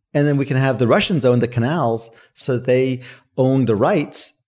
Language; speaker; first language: English; native; English